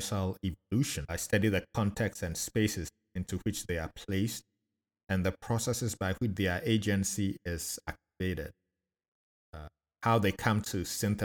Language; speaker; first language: English; non-native, local second language; Akan